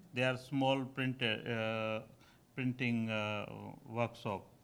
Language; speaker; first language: English; non-native, local second language; Kachhi